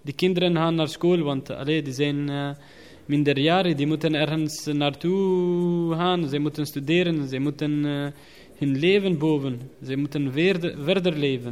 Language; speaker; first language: Dutch; non-native, learner; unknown